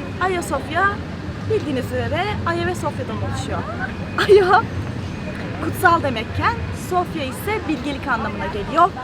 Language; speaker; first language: Turkish; native; Turkish